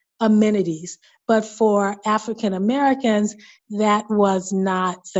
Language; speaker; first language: English; native; English